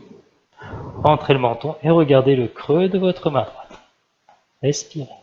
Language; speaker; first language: French; native; French